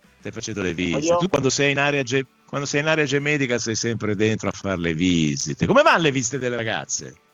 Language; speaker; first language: Italian; native; Italian